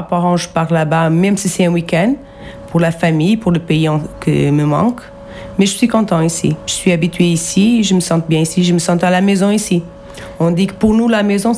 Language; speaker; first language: French; non-native, fluent; Portuguese